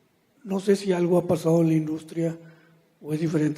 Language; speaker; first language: Spanish; native; Spanish